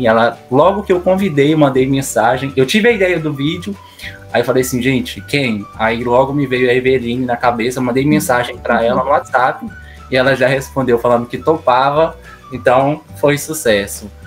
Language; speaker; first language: Portuguese; native; Portuguese